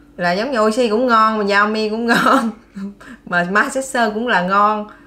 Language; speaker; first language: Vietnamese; native; Vietnamese